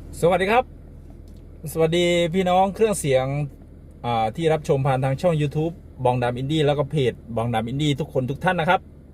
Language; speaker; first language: Thai; non-native, local second language; Khmer